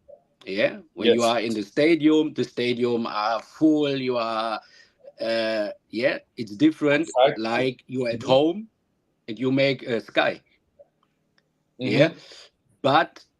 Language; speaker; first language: English; non-native, learner; German